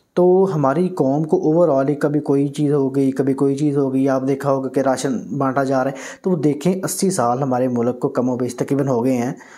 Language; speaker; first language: Urdu; non-native, local second language; Punjabi